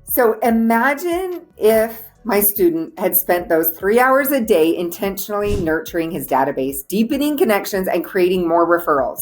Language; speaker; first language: English; native; English